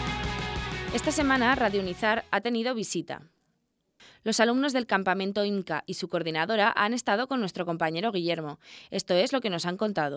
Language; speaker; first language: Spanish; native; Spanish